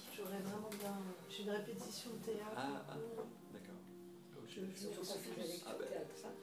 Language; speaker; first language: French; non-native, fluent; Dutch